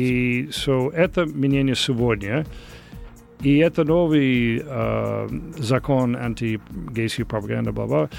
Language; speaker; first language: Russian; non-native, learner; English